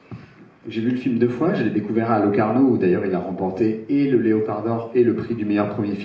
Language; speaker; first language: French; native; French